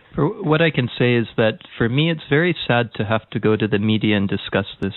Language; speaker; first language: English; native; English